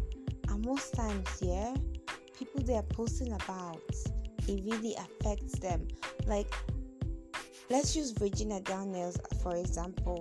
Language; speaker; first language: English; non-native, local second language; Yoruba